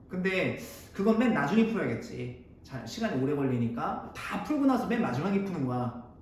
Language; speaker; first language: Korean; native; Korean